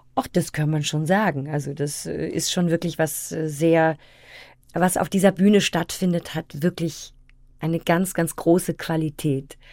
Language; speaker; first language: German; native; German